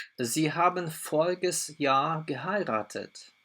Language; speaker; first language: German; non-native, fluent; Polish